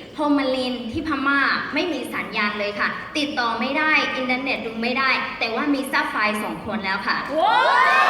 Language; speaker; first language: Thai; non-native, fluent; Burmese